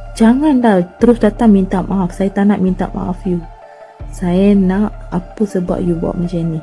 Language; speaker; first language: Malay; non-native, local second language; Tamil